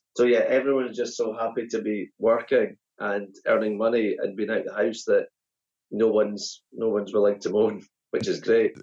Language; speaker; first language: English; native; English